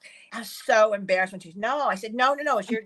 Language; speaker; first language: English; early bilingual, other home language; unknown